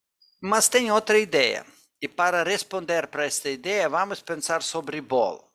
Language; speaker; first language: Portuguese; non-native, fluent; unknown